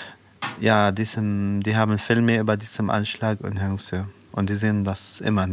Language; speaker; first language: German; non-native, fluent; Arabic